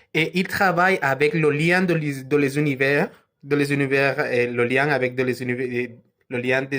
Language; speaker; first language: French; non-native, learner; Spanish